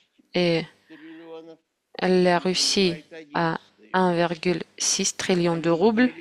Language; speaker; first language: French; non-native, fluent; Russian